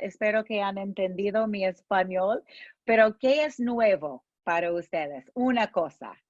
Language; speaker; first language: Spanish; non-native, fluent; English